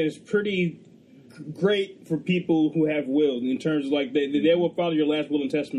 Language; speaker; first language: English; native; English